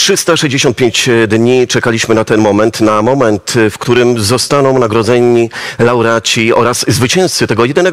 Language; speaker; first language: Polish; native; Polish